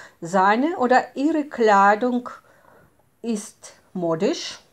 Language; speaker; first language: German; non-native, fluent; Russian